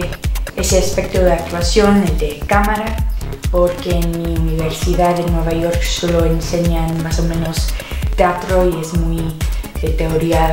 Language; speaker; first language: Spanish; non-native, fluent; English